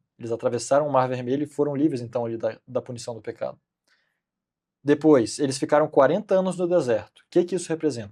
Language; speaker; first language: Portuguese; native; Portuguese